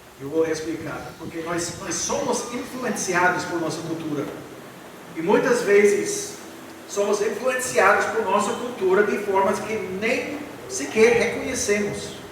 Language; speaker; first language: Portuguese; non-native, fluent; English